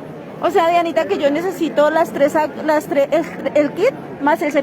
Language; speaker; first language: Spanish; native; Spanish